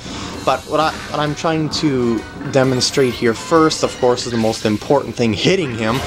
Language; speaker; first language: English; native; English